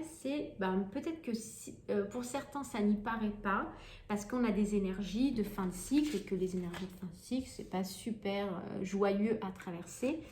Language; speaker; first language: French; native; French